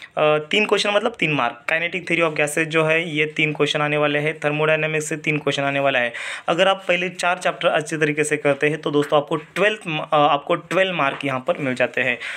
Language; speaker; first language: Hindi; non-native, local second language; Marathi